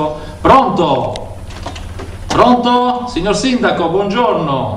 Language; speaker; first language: Italian; native; Italian